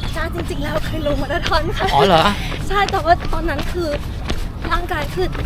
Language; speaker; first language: Thai; early bilingual, other home language; Italian